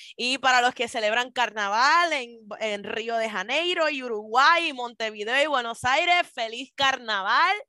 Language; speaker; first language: Spanish; native; Spanish